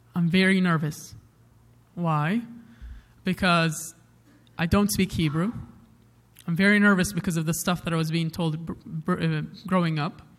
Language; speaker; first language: English; non-native, fluent; Arabic